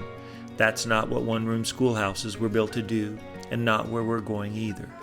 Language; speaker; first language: English; native; English